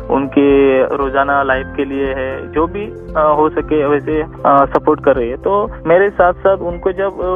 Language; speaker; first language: Hindi; non-native, local second language; Marathi